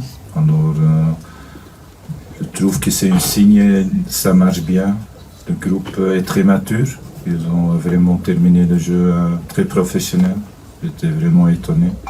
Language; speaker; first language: French; non-native, fluent; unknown